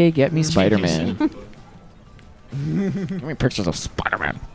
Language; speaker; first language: English; native; English